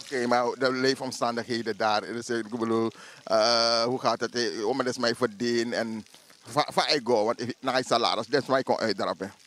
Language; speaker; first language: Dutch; native; Dutch